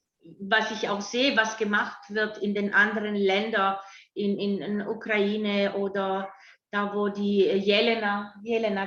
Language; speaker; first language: German; non-native, fluent; Italian